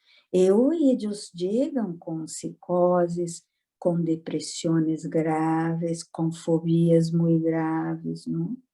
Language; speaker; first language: Spanish; non-native, fluent; Portuguese